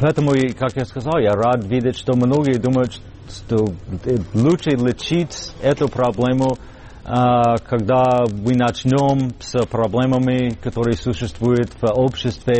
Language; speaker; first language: Russian; non-native, fluent; English